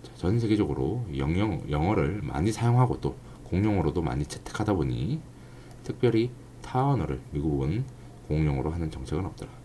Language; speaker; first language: Korean; native; Korean